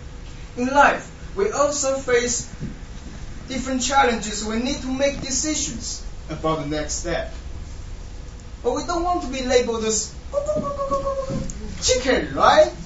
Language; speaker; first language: English; non-native, fluent; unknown